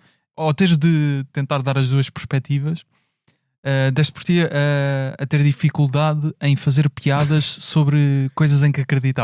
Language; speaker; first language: Portuguese; native; Portuguese